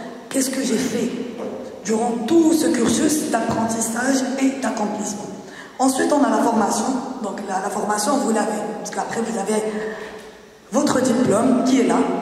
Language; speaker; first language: French; non-native, local second language; Arabic